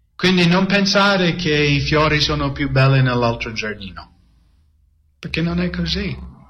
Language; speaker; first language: Italian; non-native, fluent; English